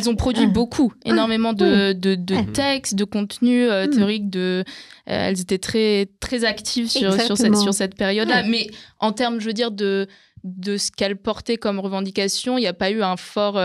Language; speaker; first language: French; native; French